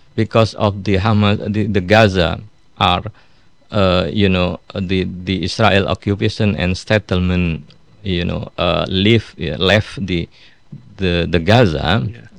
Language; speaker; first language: English; non-native, fluent; Indonesian